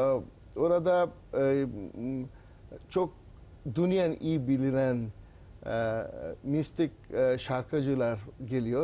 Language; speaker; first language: Turkish; non-native, learner; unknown